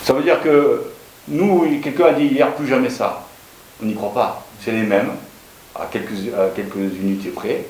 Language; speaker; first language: French; native; French